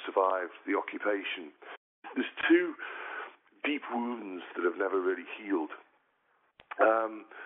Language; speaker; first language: English; native; English